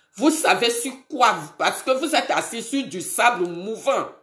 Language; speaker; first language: French; non-native, local second language; Baoulé